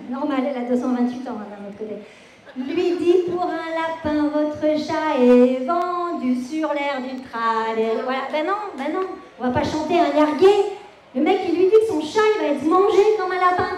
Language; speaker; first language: French; native; French